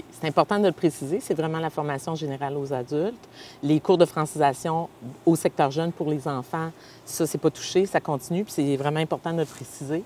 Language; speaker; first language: French; native; French